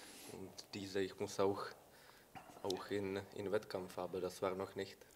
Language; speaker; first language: German; non-native, learner; Czech